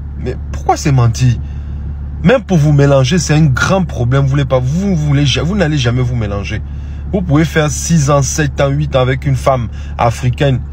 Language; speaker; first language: French; non-native, local second language; Arabic